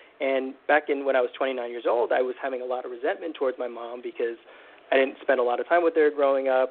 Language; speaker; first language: English; native; English